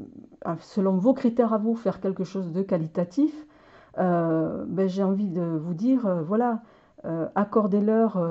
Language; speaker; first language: French; native; French